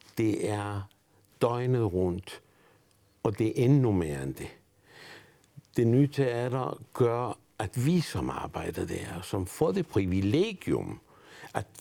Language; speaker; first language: Danish; non-native, fluent; Spanish